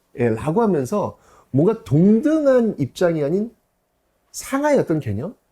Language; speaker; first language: Korean; native; Korean